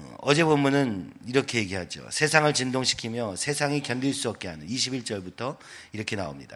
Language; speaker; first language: Korean; native; Korean